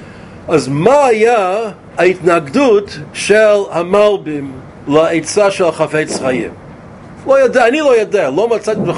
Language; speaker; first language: Hebrew; non-native, fluent; English